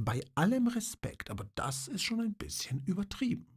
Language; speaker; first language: German; non-native, fluent; Polish